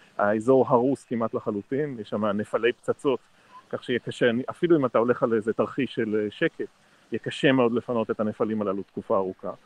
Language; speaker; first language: Hebrew; native; Hebrew